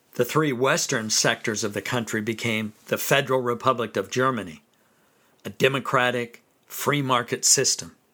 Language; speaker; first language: English; native; English